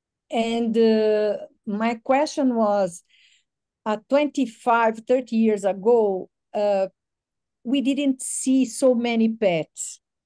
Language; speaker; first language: English; non-native, learner; Portuguese